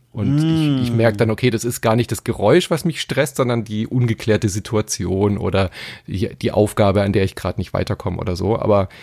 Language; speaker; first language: German; native; German